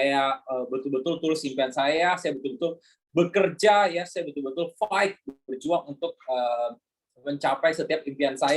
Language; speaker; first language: Indonesian; native; Indonesian